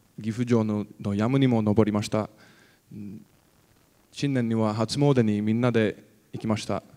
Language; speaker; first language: Japanese; non-native, learner; English